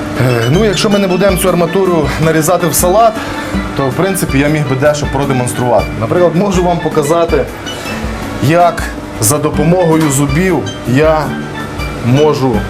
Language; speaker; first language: Ukrainian; native; Ukrainian